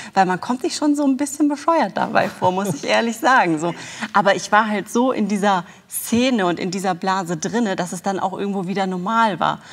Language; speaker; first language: German; native; German